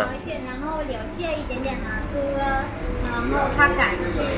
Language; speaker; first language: Chinese; non-native, learner; Vietnamese